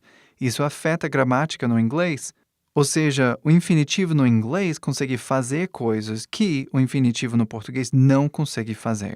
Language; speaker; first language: Portuguese; non-native, fluent; English